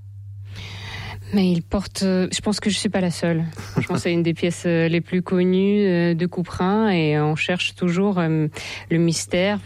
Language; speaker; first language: French; non-native, fluent; Russian